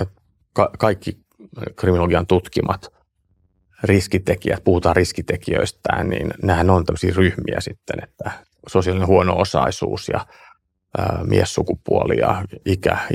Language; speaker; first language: Finnish; native; Finnish